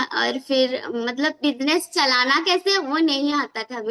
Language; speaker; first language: Hindi; non-native, local second language; Odia